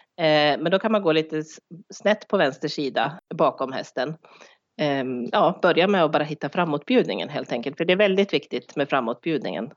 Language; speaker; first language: Swedish; native; Swedish